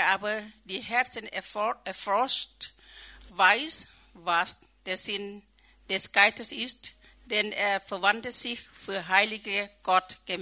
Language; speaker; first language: German; non-native, learner; Thai